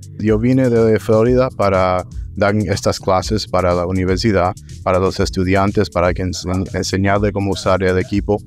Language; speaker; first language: Spanish; early bilingual, heritage; English